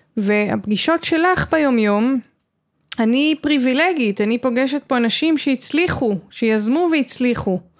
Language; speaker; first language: Hebrew; native; Hebrew